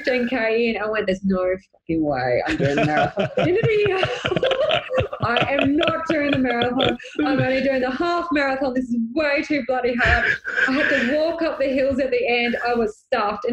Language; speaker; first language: English; native; English